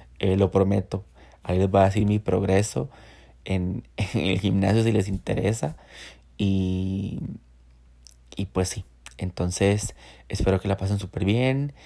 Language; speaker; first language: Spanish; native; Spanish